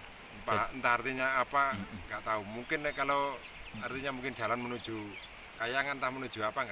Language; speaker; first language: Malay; non-native, local second language; Javanese